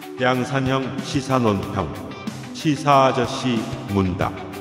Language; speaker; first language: Korean; native; Korean